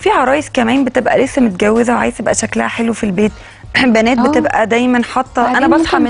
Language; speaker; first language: Arabic; native; Arabic